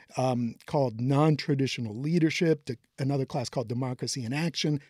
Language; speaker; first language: English; early bilingual, other home language; Spanish